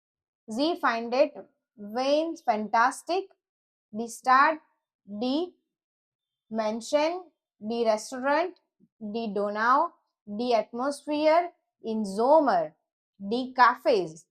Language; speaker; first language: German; non-native, learner; Gujarati